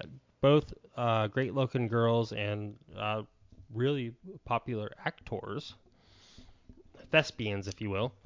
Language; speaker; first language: English; native; English